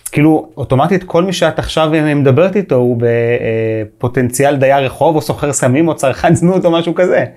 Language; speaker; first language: Hebrew; native; Hebrew